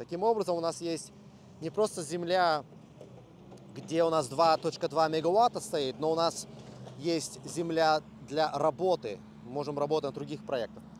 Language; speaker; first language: Russian; early bilingual, heritage; Russian